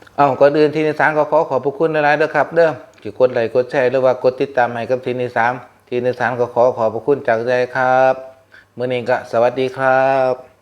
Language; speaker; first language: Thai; non-native, local second language; Northeastern Thai